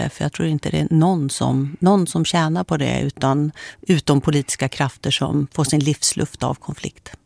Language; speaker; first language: Swedish; native; Swedish